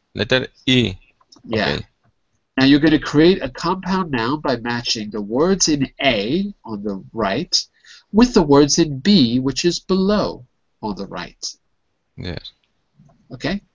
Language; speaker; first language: English; native; English